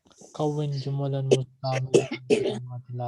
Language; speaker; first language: Arabic; non-native, fluent; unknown